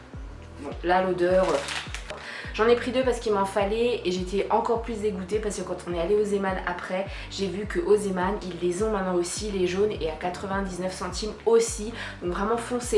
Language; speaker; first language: French; native; French